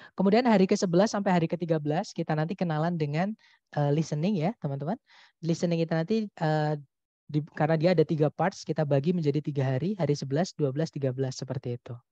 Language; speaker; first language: Indonesian; non-native, local second language; Javanese